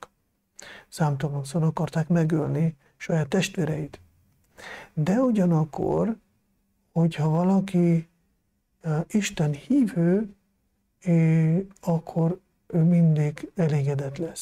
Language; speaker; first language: Hungarian; non-native, fluent; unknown